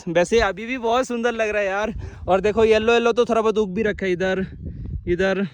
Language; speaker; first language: Hindi; non-native, local second language; Bangla